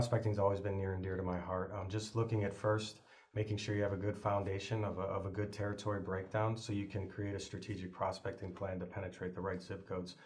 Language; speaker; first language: English; native; English